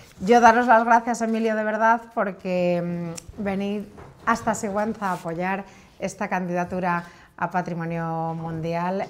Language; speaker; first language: Spanish; native; Spanish